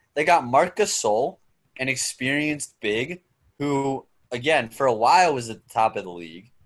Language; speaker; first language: English; native; English